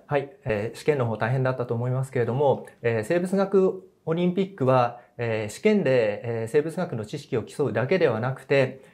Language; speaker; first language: Japanese; native; Japanese